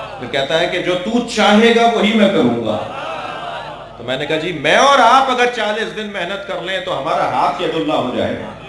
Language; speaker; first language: Urdu; native; Urdu